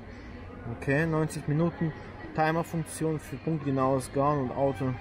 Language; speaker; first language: German; native; German